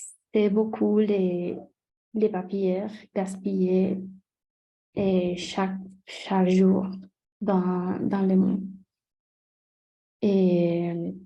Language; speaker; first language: French; non-native, learner; Spanish